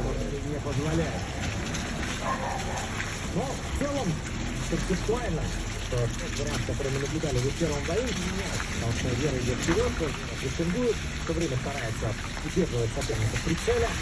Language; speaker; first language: Russian; native; Russian